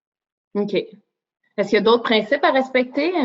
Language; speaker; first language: French; native; French